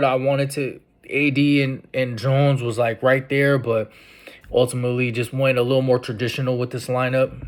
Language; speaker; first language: English; native; English